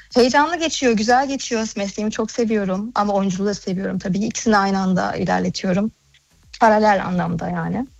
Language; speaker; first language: Turkish; early bilingual, heritage; Turkish